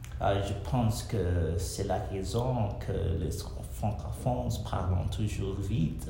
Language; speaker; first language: French; non-native, learner; English